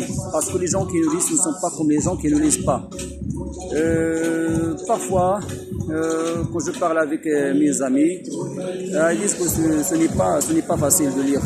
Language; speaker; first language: French; non-native, local second language; Arabic